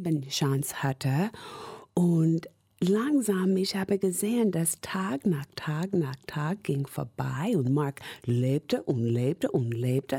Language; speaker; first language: German; non-native, fluent; English